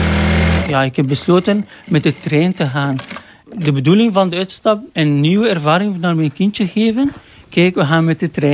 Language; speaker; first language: Dutch; non-native, learner; Arabic